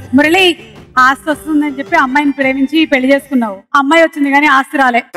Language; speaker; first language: Telugu; non-native, local second language; Malayalam